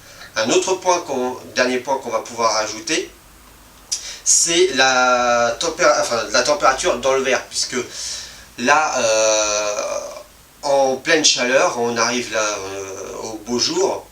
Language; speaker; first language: French; native; French